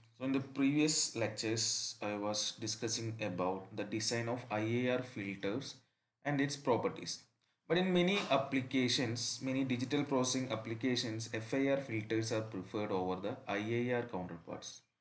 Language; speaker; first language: English; non-native, local second language; Malayalam